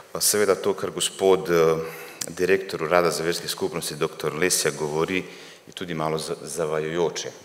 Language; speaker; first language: Slovenian; early bilingual, other home language; Bosnian